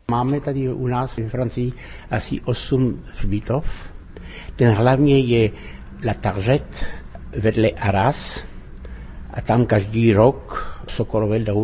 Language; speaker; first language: Czech; early bilingual, heritage; French